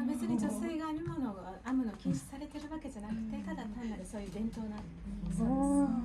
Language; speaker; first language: Japanese; native; Japanese